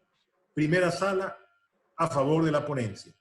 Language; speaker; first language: Spanish; native; Spanish